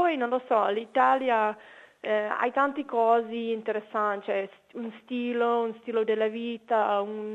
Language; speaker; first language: Italian; non-native, fluent; English